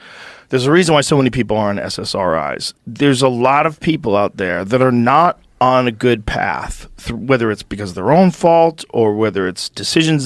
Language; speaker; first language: English; native; English